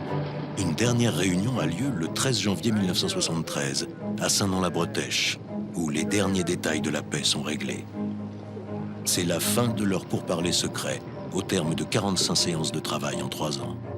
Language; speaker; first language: French; native; French